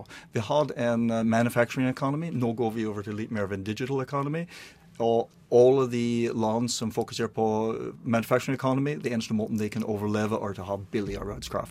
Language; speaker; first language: Norwegian; non-native, learner; English